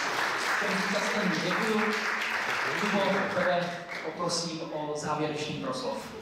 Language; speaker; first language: Czech; native; Czech